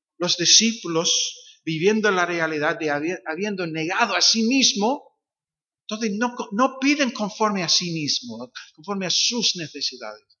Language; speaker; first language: Spanish; non-native, fluent; English